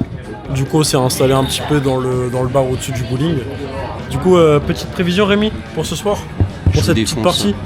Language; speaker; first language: French; native; French